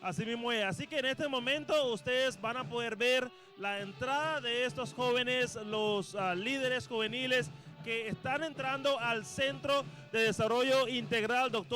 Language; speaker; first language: Spanish; native; Spanish